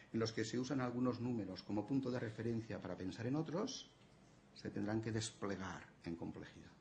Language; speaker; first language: Spanish; non-native, local second language; Catalan